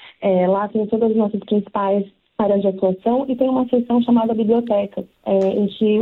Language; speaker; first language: Portuguese; native; Portuguese